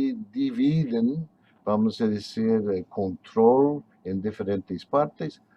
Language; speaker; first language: Spanish; non-native, fluent; English